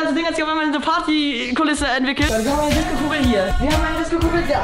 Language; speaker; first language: German; native; German